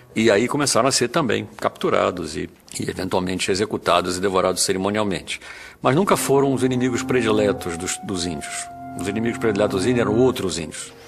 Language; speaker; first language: Portuguese; native; Portuguese